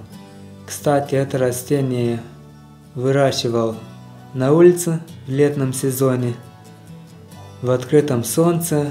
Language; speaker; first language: Russian; non-native, learner; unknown